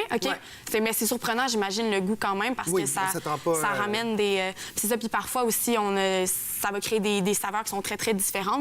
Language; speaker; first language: French; native; French